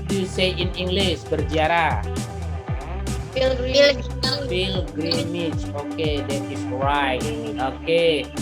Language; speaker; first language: English; non-native, local second language; Indonesian